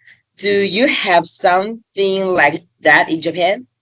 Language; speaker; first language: English; non-native, learner; Chinese